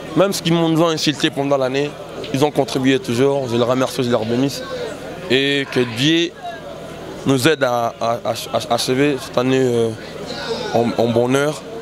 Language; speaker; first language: French; non-native, local second language; Lingala